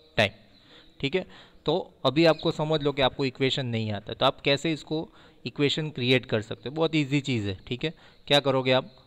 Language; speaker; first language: Hindi; non-native, local second language; Gujarati